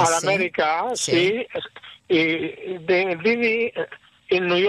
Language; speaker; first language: Spanish; early bilingual, heritage; Ladino